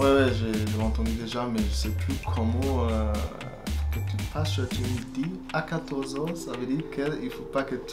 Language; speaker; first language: French; non-native, fluent; English